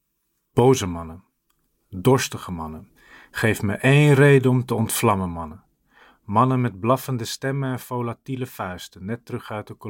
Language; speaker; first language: Dutch; native; Dutch